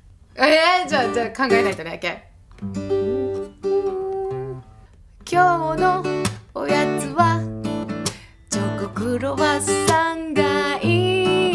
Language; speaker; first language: Japanese; native; Japanese